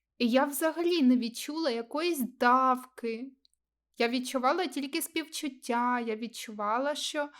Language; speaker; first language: Ukrainian; non-native, local second language; Russian